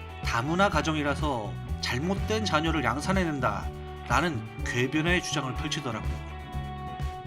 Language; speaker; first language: Korean; native; Korean